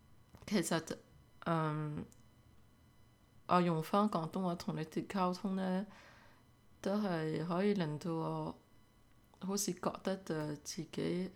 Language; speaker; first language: Cantonese; early bilingual, heritage; Cantonese